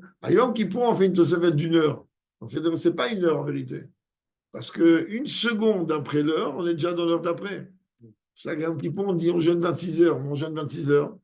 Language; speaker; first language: French; native; French